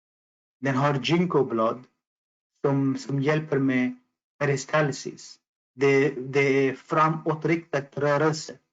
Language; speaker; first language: Swedish; non-native, fluent; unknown